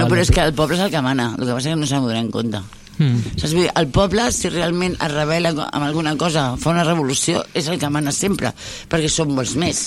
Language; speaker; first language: Catalan; native; Catalan